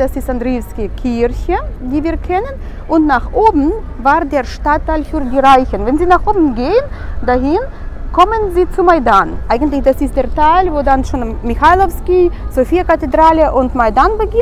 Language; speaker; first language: German; non-native, learner; Russian